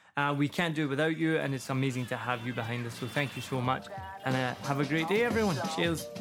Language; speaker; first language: English; native; English